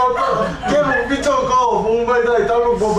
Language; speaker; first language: Thai; non-native, learner; Korean